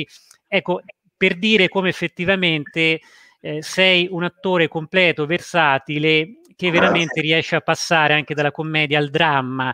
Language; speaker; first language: Italian; native; Italian